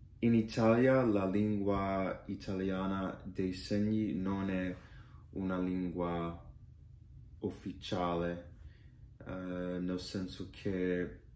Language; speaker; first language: Italian; non-native, learner; English